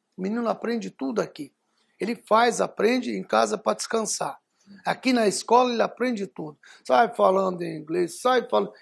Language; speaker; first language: Portuguese; early bilingual, other home language; Arabic